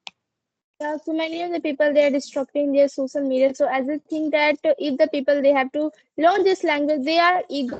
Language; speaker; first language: English; non-native, learner; Hindi